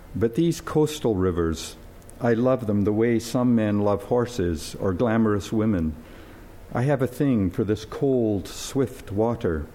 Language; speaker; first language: English; native; English